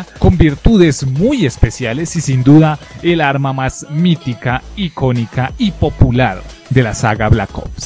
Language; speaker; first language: Spanish; native; Spanish